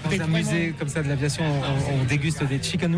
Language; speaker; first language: French; native; French